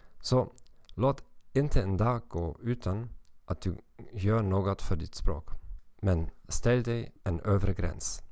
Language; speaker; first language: Swedish; non-native, learner; German